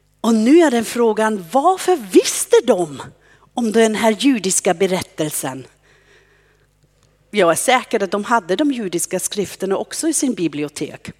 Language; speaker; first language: Swedish; non-native, fluent; German